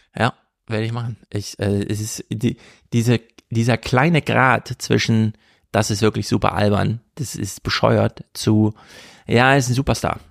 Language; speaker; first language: German; native; German